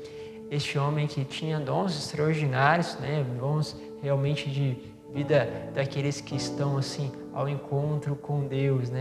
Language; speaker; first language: Portuguese; native; Portuguese